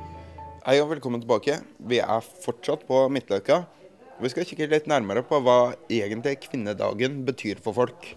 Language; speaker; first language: Norwegian; native; Norwegian